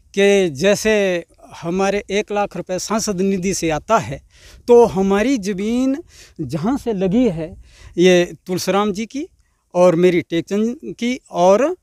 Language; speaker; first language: Hindi; non-native, local second language; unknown